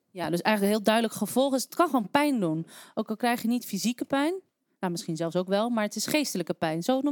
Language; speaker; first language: Dutch; native; Dutch